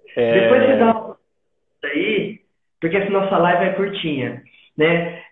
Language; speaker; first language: Portuguese; native; Portuguese